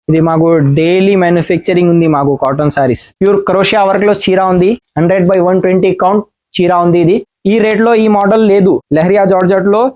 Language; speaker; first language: Telugu; non-native, learner; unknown